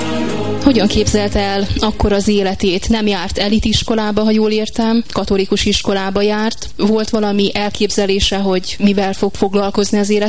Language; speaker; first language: Hungarian; native; Hungarian